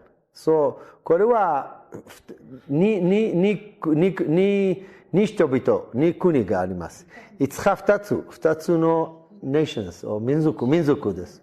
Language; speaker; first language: Japanese; non-native, learner; Hebrew